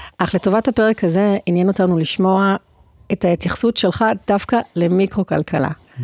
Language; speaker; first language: Hebrew; native; Hebrew